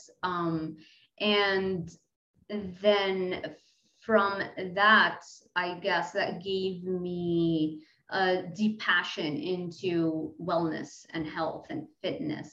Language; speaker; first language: English; non-native, fluent; Arabic